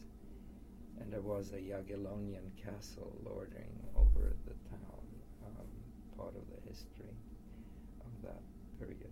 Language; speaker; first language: English; early bilingual, other home language; Polish